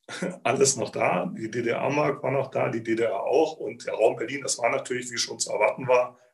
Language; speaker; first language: German; native; German